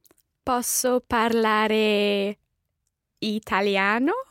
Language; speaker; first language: Italian; non-native, learner; English